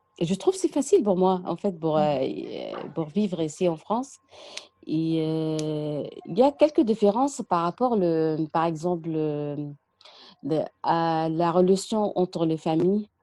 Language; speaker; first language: French; non-native, learner; Arabic